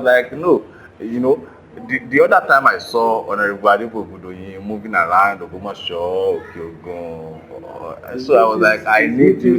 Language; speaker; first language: English; non-native, local second language; Yoruba